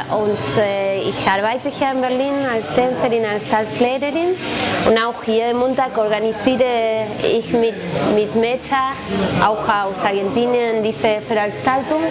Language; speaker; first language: German; non-native, fluent; Spanish